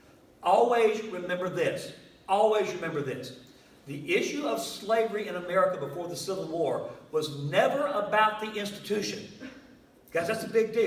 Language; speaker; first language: English; native; English